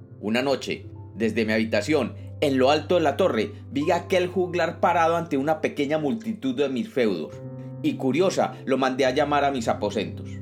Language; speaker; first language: Spanish; native; Spanish